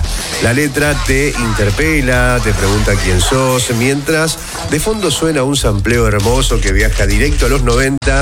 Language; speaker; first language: Spanish; native; Spanish